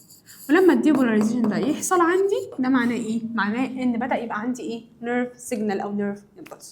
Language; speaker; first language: Arabic; native; Arabic